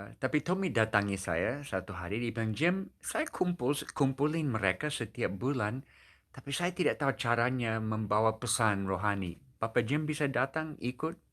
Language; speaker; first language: Indonesian; non-native, fluent; English